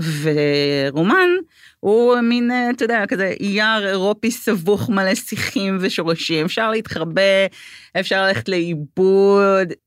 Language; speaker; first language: Hebrew; native; Hebrew